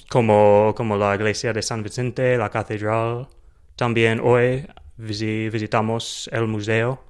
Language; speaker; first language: Spanish; non-native, learner; English